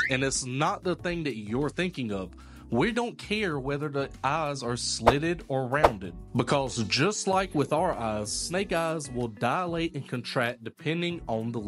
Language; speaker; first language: English; native; English